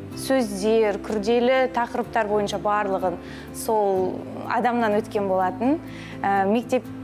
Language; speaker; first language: Kazakh; non-native, local second language; Russian